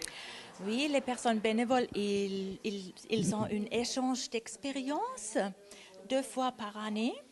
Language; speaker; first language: French; non-native, local second language; German